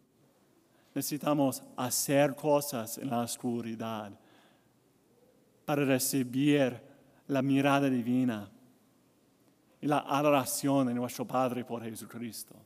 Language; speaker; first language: Spanish; non-native, learner; English